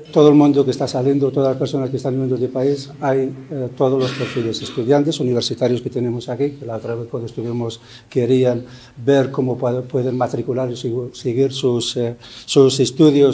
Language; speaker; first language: Spanish; native; Spanish